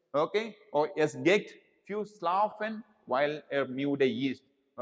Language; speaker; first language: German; non-native, learner; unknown